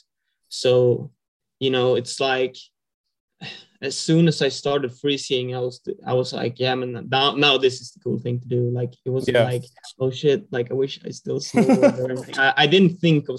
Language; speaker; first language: English; non-native, fluent; Swedish